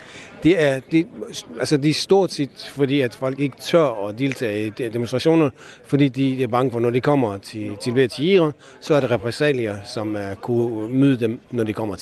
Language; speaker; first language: Danish; non-native, fluent; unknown